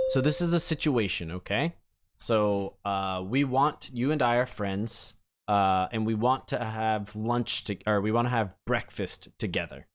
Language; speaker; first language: English; native; English